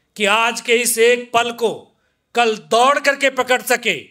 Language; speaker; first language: Hindi; native; Hindi